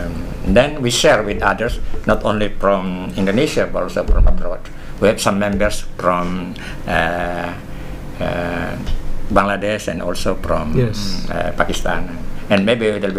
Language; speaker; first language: English; non-native, fluent; Indonesian